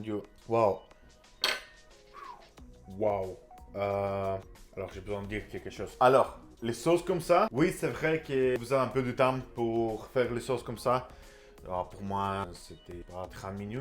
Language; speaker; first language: French; non-native, learner; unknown